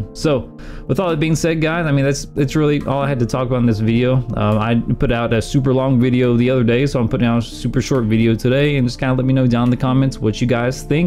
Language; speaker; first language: English; native; English